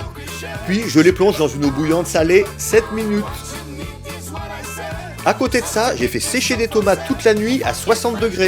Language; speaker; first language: French; native; French